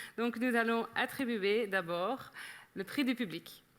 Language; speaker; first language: French; non-native, local second language; Dutch